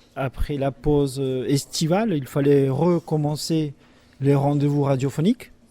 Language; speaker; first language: French; native; French